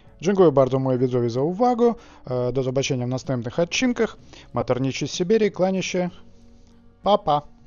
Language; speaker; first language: Polish; non-native, fluent; Russian